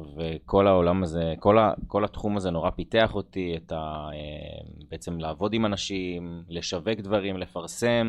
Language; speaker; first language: Hebrew; native; Hebrew